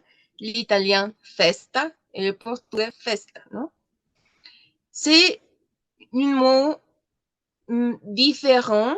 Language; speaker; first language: French; non-native, learner; Spanish